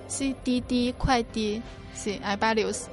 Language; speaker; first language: Spanish; non-native, fluent; Chinese